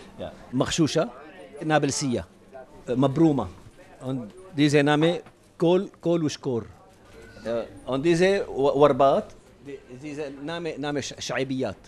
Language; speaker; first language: German; non-native, learner; Arabic